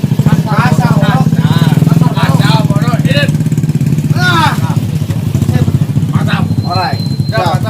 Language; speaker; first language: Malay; non-native, local second language; Sundanese